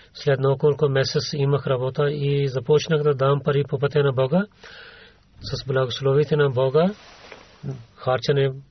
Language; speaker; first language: Bulgarian; non-native, learner; Urdu